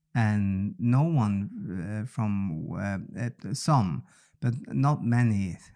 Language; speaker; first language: English; non-native, fluent; Norwegian